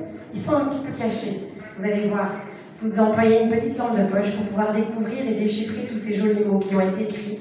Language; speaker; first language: French; native; French